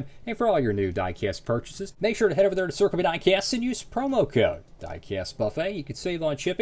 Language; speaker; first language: English; native; English